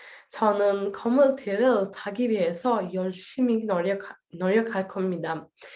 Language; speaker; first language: Korean; non-native, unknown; Turkish